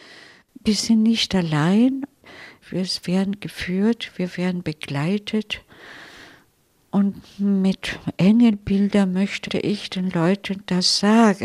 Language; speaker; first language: German; non-native, fluent; Italian